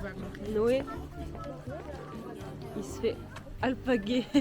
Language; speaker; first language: French; native; French